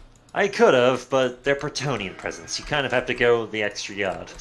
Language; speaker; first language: English; native; English